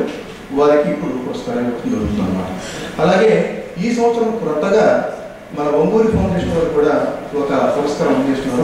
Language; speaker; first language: Telugu; native; Telugu